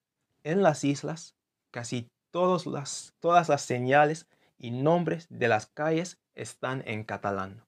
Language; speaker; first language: Spanish; non-native, fluent; English